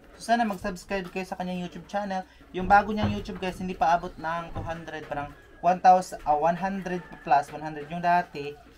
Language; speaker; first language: Filipino; non-native, local second language; Cebuano